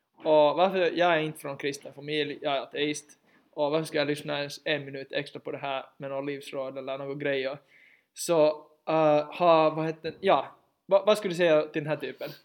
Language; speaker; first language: Swedish; native; Swedish